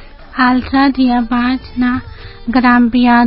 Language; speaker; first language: Catalan; non-native, learner; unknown